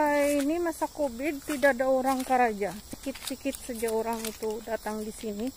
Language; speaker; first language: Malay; non-native, learner; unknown